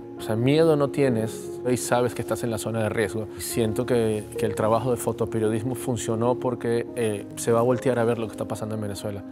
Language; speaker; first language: Spanish; native; Spanish